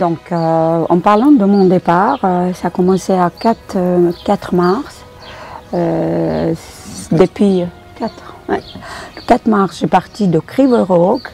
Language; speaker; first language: French; non-native, fluent; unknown